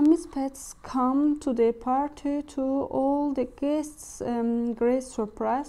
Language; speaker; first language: English; non-native, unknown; Azerbaijani